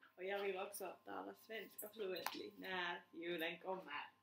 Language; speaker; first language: Swedish; non-native, fluent; Finnish